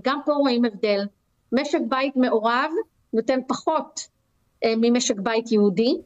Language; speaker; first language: Hebrew; native; Hebrew